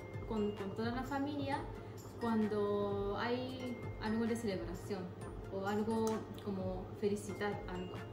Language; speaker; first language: Spanish; non-native, fluent; Japanese